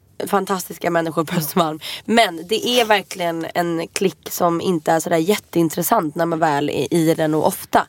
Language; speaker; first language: Swedish; native; Swedish